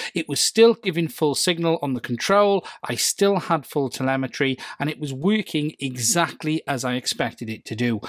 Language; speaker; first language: English; native; English